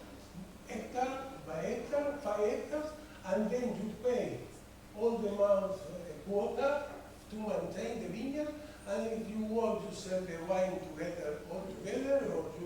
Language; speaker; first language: English; non-native, fluent; Spanish